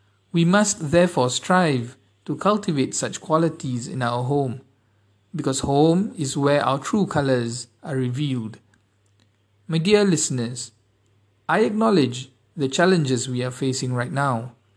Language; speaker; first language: English; non-native, local second language; Malay